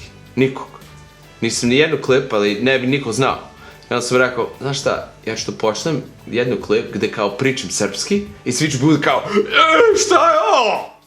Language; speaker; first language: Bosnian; early bilingual, heritage; English